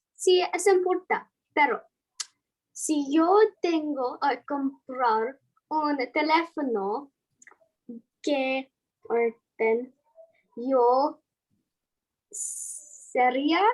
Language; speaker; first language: Spanish; non-native, learner; English